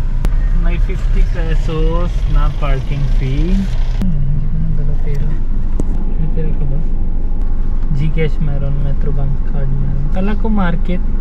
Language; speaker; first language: Filipino; non-native, learner; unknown